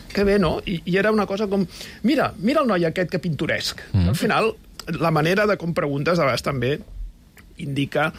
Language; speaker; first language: Catalan; native; Catalan